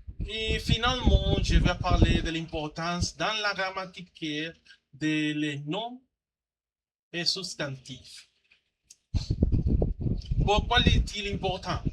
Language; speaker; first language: French; non-native, learner; Spanish